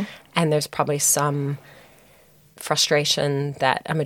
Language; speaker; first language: English; native; English